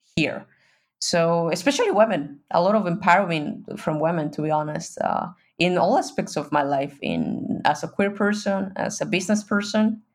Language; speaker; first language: English; non-native, fluent; Spanish